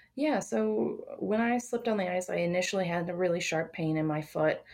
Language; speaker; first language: English; native; English